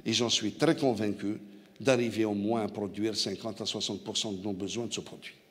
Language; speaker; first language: French; non-native, local second language; Arabic